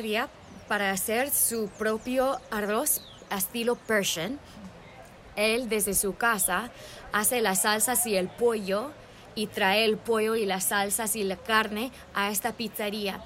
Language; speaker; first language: Spanish; early bilingual, heritage; English